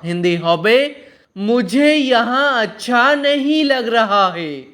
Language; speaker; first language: Hindi; non-native, local second language; Bangla